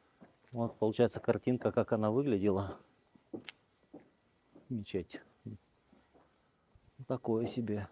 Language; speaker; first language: Russian; native; Russian